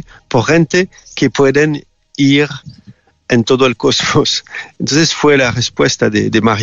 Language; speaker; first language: Spanish; non-native, fluent; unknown